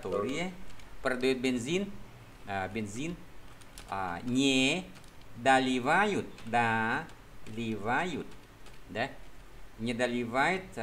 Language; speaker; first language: Russian; non-native, fluent; Vietnamese